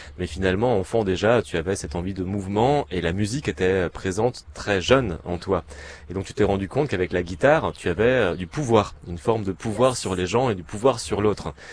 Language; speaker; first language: French; native; French